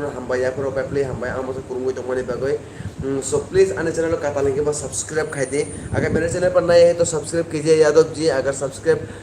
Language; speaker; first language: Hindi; non-native, local second language; Kok Borok